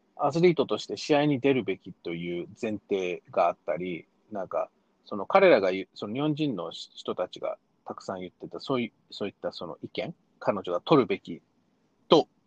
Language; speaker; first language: Japanese; early bilingual, heritage; Japanese